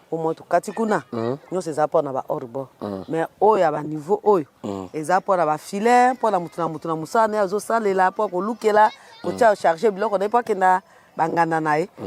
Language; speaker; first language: Lingala; native; Lingala